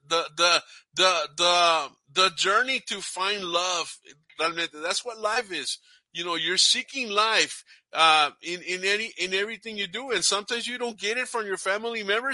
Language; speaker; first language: English; early bilingual, other home language; Spanish